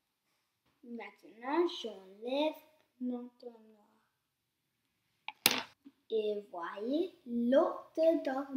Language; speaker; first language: French; non-native, learner; English